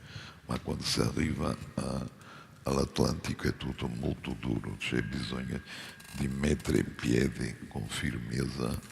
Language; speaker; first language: Italian; non-native, fluent; Portuguese